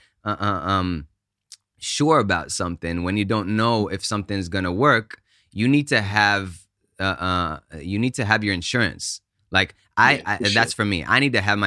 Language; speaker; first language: English; non-native, fluent; Hebrew